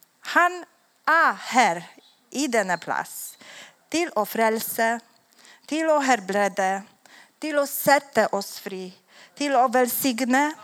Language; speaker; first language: Swedish; non-native, learner; Polish